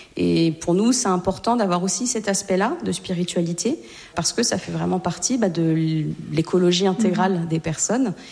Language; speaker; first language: French; native; French